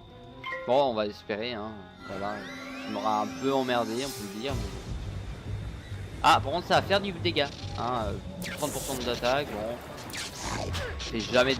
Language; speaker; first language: French; native; French